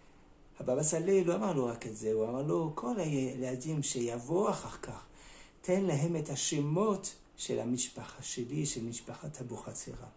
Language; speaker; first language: Hebrew; non-native, fluent; French